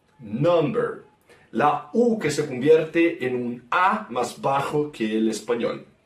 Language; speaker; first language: Spanish; non-native, fluent; Portuguese